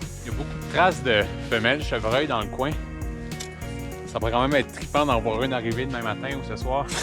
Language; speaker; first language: French; native; French